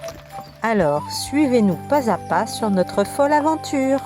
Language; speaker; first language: French; native; French